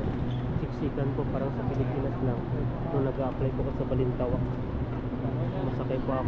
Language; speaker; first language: Filipino; native; Filipino